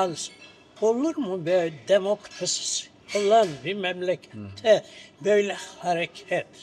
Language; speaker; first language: Turkish; non-native, local second language; Greek